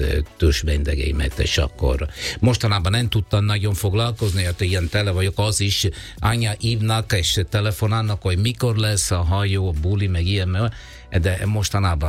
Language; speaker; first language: Hungarian; non-native, fluent; Italian